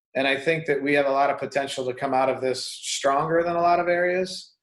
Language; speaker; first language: English; native; English